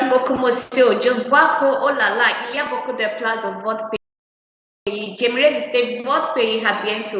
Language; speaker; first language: French; non-native, learner; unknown